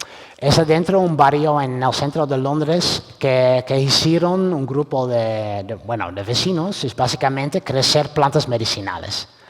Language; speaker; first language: Spanish; non-native, fluent; Dutch